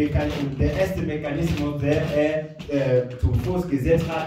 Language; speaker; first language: German; non-native, fluent; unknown